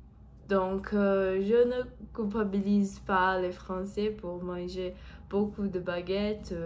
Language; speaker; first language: French; non-native, learner; Portuguese